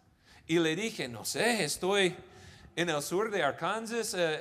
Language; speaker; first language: Spanish; non-native, fluent; English